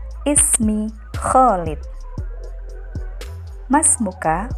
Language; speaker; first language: Arabic; non-native, fluent; Indonesian